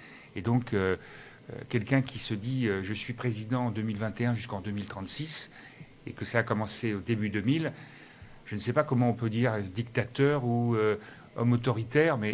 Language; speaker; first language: French; native; French